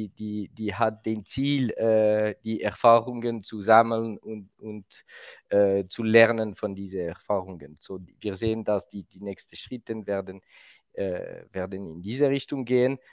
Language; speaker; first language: German; non-native, local second language; French